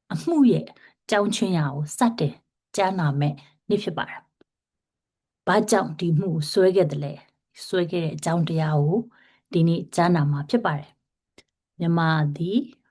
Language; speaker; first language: Burmese; non-native, local second language; Rohingya